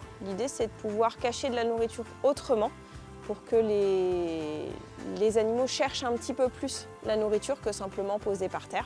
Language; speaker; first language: French; native; French